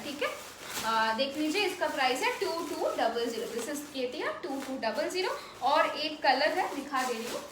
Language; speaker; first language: Hindi; non-native, local second language; Bangla